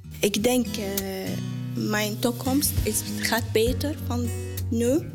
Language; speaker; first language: Dutch; non-native, learner; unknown